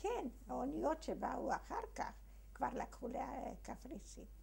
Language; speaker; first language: Hebrew; early bilingual, other home language; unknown